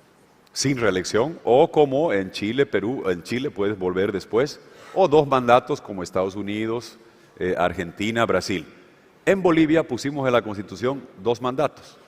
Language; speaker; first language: Spanish; native; Spanish